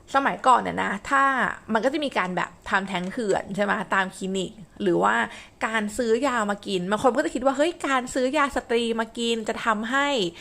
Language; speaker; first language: Thai; native; Thai